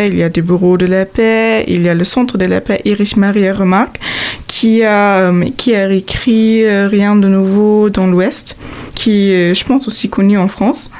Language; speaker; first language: French; non-native, fluent; German